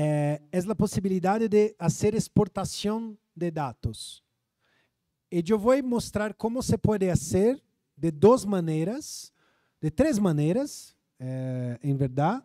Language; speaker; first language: Spanish; non-native, fluent; Portuguese